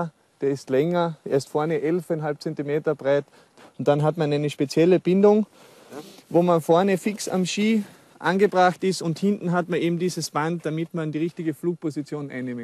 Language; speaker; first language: German; native; German